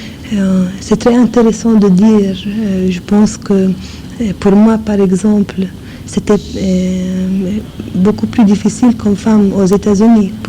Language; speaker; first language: French; non-native, fluent; English